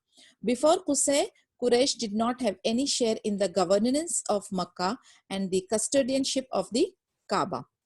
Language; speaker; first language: English; non-native, local second language; Urdu